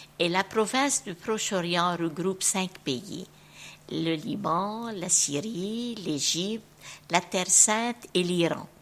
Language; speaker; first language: French; non-native, local second language; Arabic